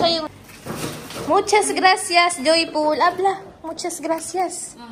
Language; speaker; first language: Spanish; non-native, learner; Filipino